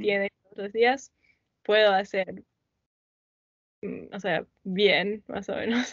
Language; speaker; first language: Spanish; non-native, learner; English